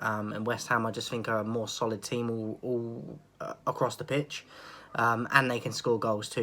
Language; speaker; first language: English; native; English